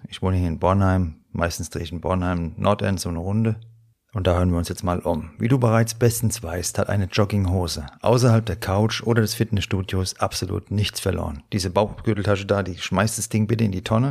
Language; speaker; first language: German; native; German